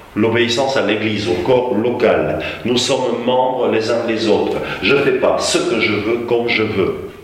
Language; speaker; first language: French; native; French